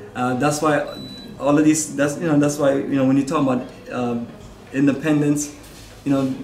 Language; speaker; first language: English; native; English